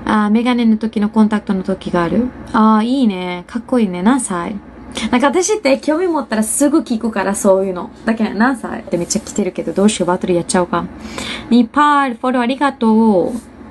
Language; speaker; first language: Japanese; non-native, fluent; Urdu